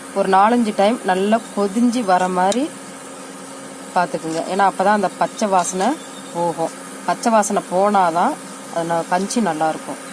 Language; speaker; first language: Tamil; native; Tamil